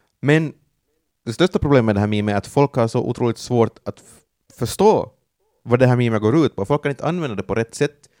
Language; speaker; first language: Swedish; native; Swedish